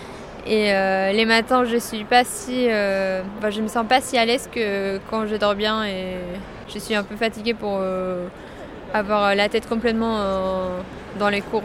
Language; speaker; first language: French; non-native, fluent; Spanish